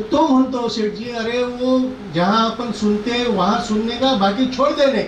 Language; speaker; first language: Hindi; non-native, local second language; Marathi